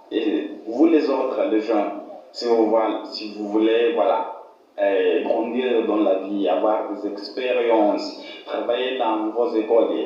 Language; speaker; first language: French; non-native, fluent; Portuguese